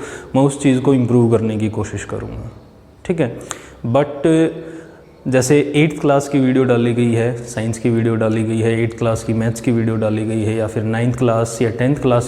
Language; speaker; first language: Hindi; native; Hindi